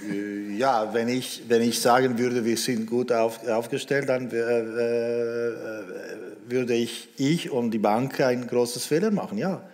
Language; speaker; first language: German; non-native, local second language; Italian